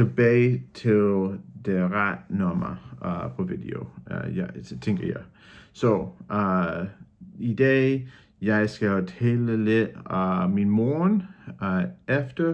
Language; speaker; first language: Danish; non-native, learner; English